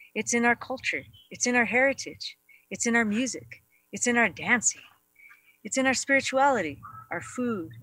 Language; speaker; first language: English; native; English